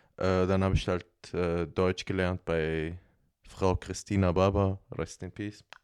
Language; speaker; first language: German; non-native, fluent; Arabic